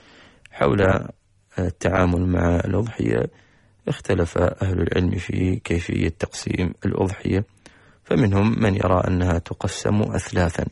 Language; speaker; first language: Arabic; native; Arabic